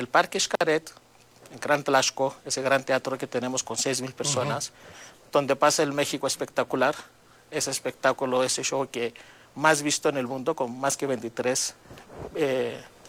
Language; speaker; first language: Spanish; native; Spanish